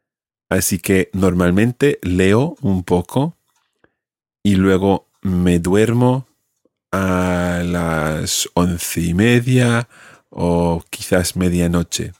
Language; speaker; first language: Spanish; non-native, fluent; English